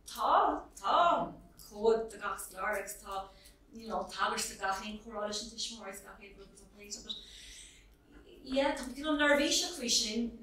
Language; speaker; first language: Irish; non-native, local second language; English